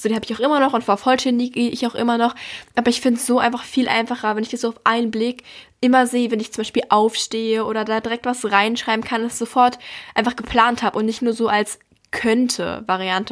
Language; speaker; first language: German; native; German